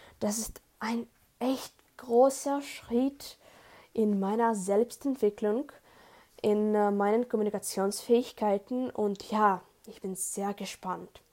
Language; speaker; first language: German; non-native, learner; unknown